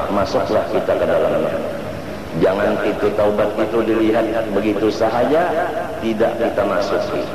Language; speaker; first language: Malay; non-native, local second language; Banjar